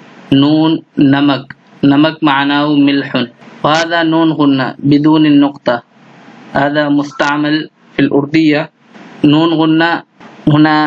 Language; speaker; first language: Arabic; non-native, fluent; Urdu